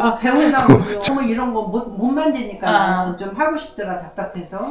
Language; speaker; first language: Korean; native; Korean